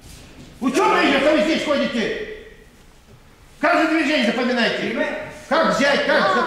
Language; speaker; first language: Russian; native; Russian